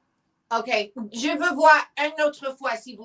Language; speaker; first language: French; non-native, learner; English